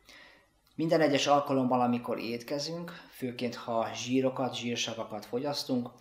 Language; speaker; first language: Hungarian; native; Hungarian